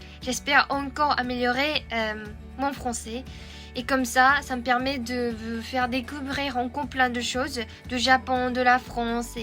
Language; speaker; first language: French; non-native, fluent; Japanese